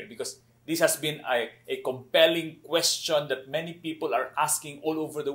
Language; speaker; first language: English; non-native, local second language; Cebuano